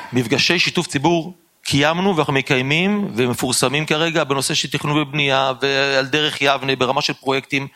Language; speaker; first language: Hebrew; native; Hebrew